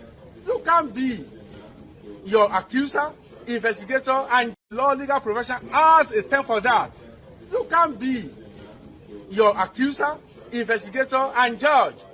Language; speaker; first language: English; non-native, local second language; Yoruba